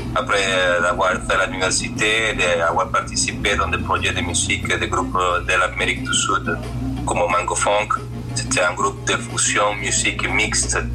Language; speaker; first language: French; non-native, fluent; Spanish